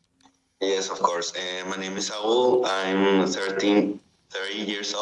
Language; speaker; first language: English; non-native, learner; Spanish